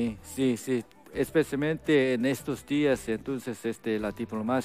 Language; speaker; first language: Spanish; non-native, fluent; Korean